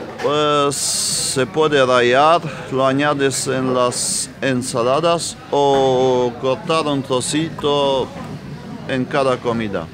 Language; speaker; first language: Spanish; non-native, fluent; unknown